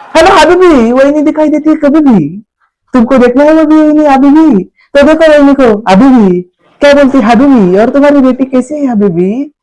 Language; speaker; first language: Hindi; non-native, local second language; Marathi